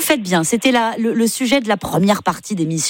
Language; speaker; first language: French; native; French